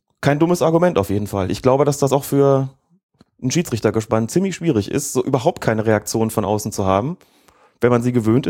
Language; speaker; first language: German; native; German